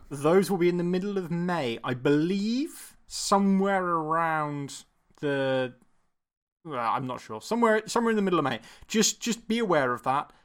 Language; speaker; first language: English; native; English